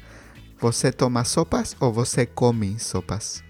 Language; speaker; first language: Portuguese; non-native, learner; Spanish